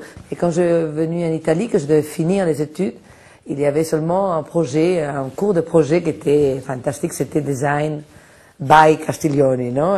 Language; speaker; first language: French; non-native, fluent; Spanish